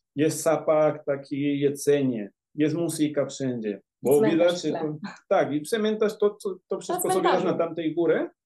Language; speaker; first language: Polish; non-native, fluent; Spanish